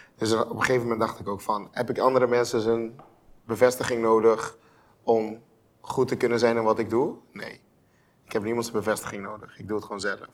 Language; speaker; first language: Dutch; non-native, local second language; Papiamento